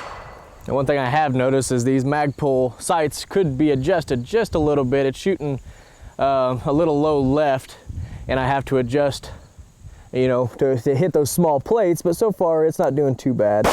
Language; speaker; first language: English; native; English